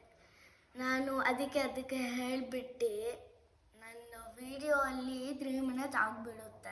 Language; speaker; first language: Kannada; non-native, local second language; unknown